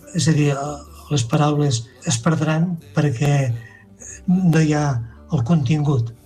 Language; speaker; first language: Catalan; native; Catalan